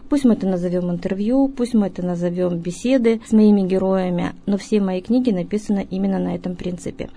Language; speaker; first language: Russian; native; Russian